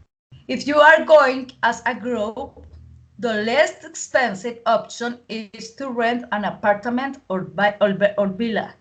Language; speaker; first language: English; non-native, learner; Spanish